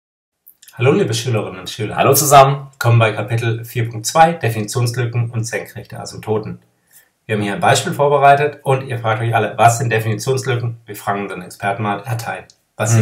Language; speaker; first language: German; native; German